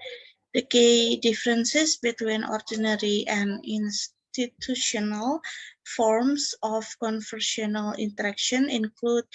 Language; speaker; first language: English; non-native, learner; Indonesian